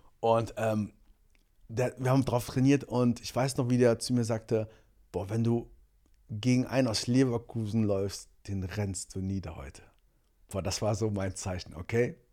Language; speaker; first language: German; early bilingual, other home language; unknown